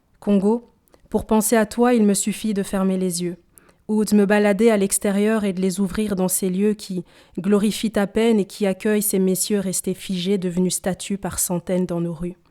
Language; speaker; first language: French; early bilingual, other home language; Swahili